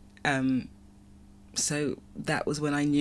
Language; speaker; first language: English; native; English